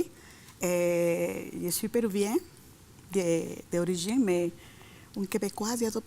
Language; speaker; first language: French; non-native, fluent; Spanish